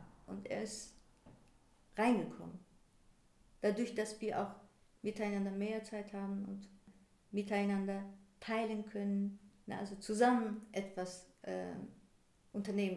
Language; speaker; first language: German; non-native, fluent; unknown